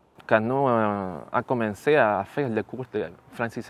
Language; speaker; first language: French; non-native, learner; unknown